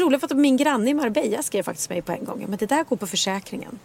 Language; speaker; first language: Swedish; native; Swedish